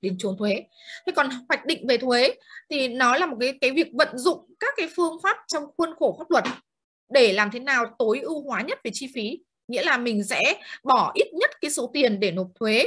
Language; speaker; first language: Vietnamese; native; Vietnamese